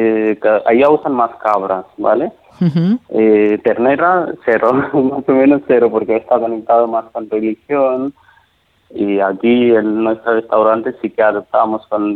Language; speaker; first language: Spanish; non-native, learner; Nepali